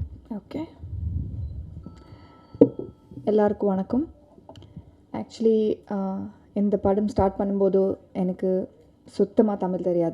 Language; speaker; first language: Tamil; non-native, learner; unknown